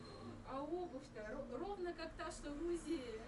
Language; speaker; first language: Russian; native; Russian